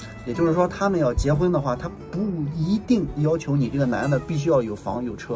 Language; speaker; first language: Chinese; native; Chinese